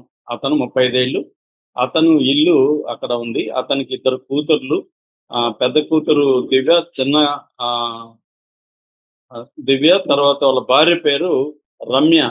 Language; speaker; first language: Telugu; native; Telugu